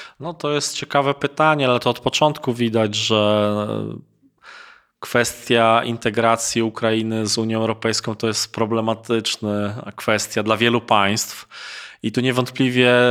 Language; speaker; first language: Polish; native; Polish